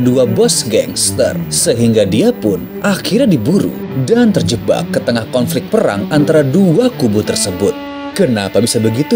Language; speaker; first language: Indonesian; native; Indonesian